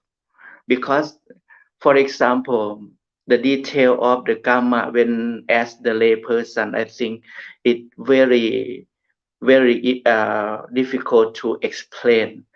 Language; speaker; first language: English; non-native, learner; Thai